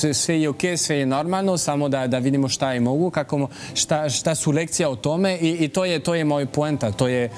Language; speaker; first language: Croatian; non-native, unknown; French